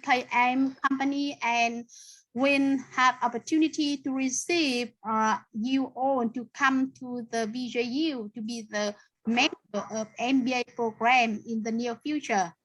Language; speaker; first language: English; non-native, fluent; Vietnamese